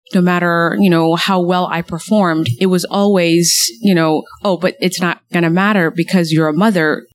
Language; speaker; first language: English; early bilingual, other home language; Somali